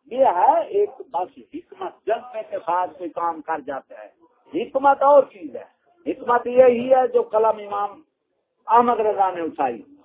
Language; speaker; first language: Urdu; non-native, local second language; Punjabi